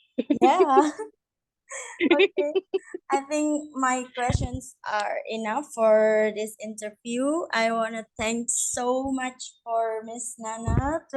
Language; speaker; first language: English; non-native, learner; Indonesian